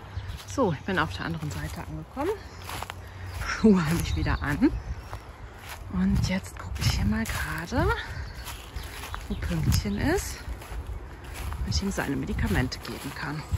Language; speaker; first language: German; native; German